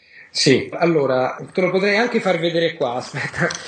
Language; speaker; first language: Italian; native; Italian